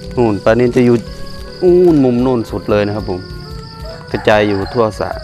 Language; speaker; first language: Thai; non-native, local second language; Northern Khmer